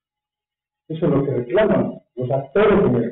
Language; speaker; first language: Spanish; native; Spanish